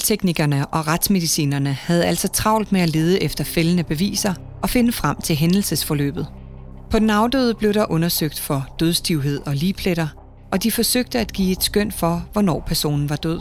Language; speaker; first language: Danish; native; Danish